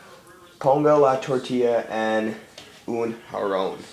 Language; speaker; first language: Spanish; non-native, learner; English